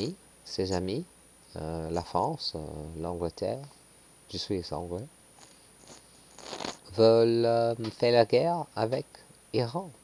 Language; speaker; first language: French; non-native, learner; English